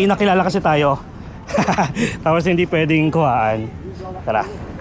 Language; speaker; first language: Filipino; native; Filipino